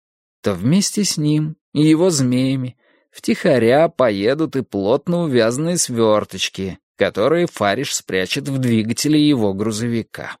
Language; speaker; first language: Russian; native; Russian